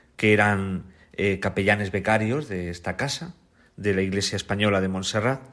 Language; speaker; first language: Spanish; native; Spanish